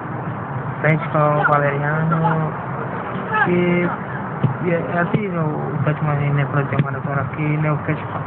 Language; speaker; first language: Greek; non-native, learner; Portuguese